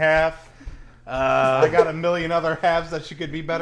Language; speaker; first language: English; native; English